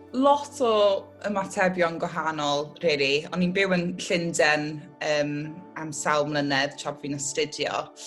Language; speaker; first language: Welsh; native; Welsh